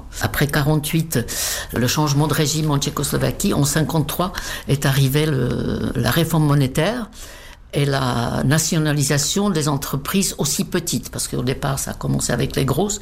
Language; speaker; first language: French; non-native, fluent; Czech